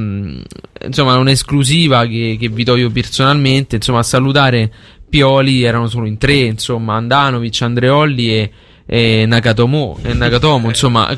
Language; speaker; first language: Italian; native; Italian